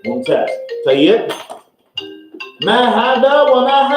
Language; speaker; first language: Arabic; non-native, fluent; English